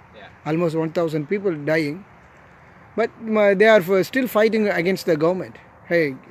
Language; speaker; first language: English; non-native, local second language; Tamil